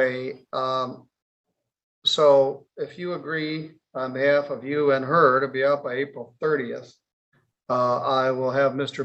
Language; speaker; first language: English; native; English